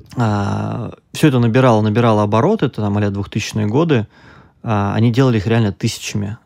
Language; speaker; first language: Russian; native; Russian